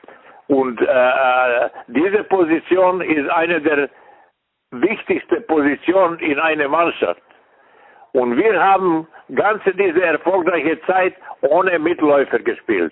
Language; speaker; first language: German; non-native, fluent; Serbian